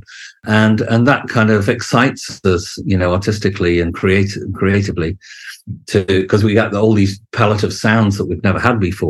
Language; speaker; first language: English; native; English